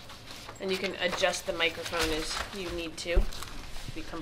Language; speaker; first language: English; native; English